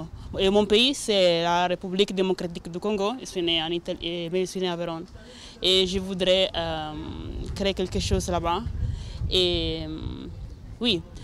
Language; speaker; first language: French; non-native, fluent; Italian